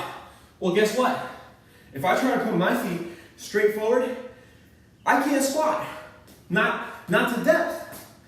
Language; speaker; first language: English; native; English